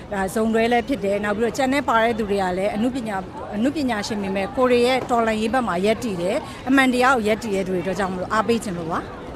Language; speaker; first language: Burmese; native; Burmese